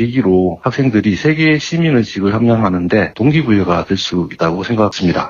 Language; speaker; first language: Korean; native; Korean